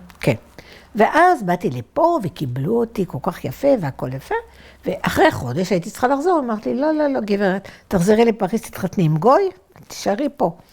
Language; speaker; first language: Hebrew; non-native, fluent; French